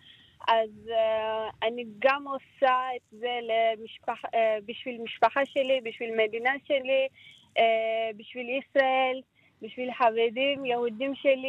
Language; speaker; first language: Hebrew; non-native, learner; Turkish